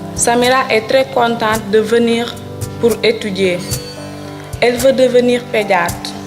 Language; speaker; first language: French; non-native, learner; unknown